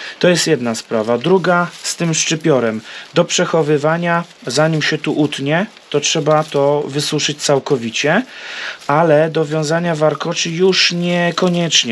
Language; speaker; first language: Polish; native; Polish